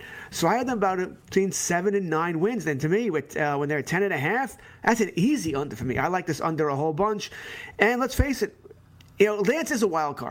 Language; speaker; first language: English; native; English